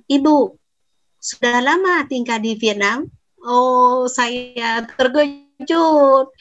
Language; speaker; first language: Indonesian; non-native, fluent; Vietnamese